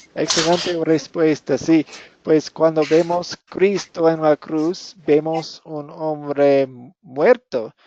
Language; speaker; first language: Spanish; non-native, fluent; English